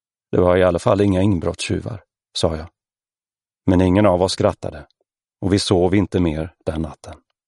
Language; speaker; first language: Swedish; native; Swedish